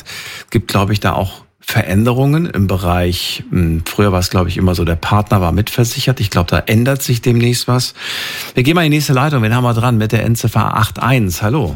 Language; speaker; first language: German; native; German